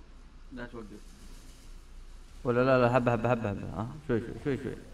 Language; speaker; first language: Arabic; native; Arabic